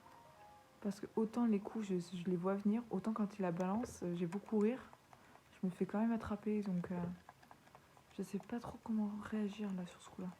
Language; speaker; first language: French; native; French